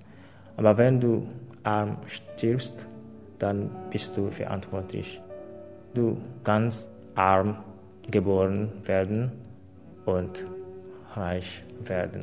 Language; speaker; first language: German; non-native, fluent; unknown